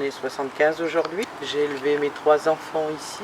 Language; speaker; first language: French; native; French